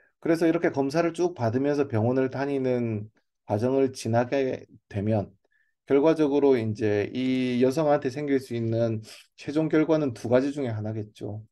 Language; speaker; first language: Korean; native; Korean